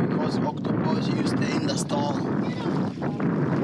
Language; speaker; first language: English; non-native, learner; Swahili